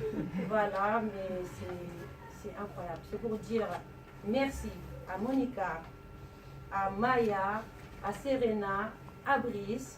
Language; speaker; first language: French; non-native, learner; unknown